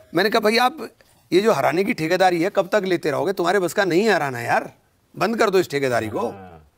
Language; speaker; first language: Hindi; native; Hindi